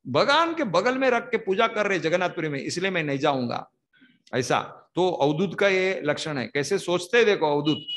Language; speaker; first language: Hindi; non-native, local second language; Kannada